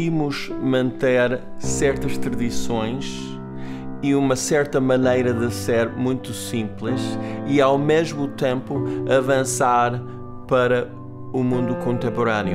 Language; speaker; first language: Portuguese; non-native, fluent; English